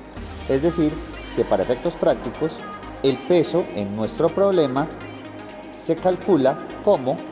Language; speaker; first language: Spanish; native; Spanish